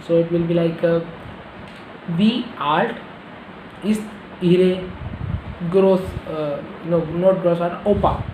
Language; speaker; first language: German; non-native, learner; Hindi